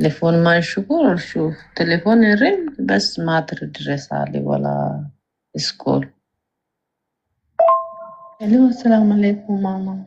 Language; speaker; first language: Arabic; non-native, learner; Amharic